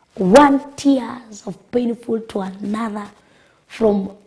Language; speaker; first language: English; non-native, local second language; Kikuyu